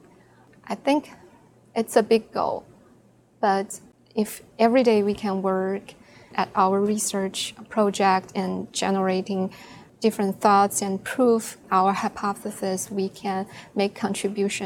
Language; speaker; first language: English; non-native, fluent; Chinese